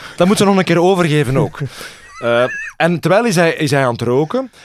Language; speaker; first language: Dutch; native; Dutch